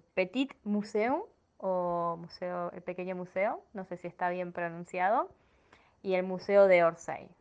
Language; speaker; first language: Spanish; native; Spanish